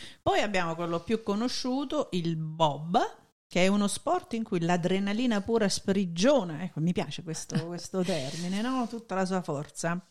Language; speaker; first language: Italian; native; Italian